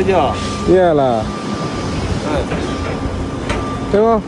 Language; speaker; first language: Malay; non-native, learner; Bangla